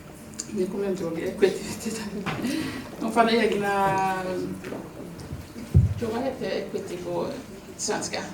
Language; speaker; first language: Swedish; non-native, fluent; Swahili